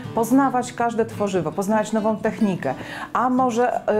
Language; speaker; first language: Polish; native; Polish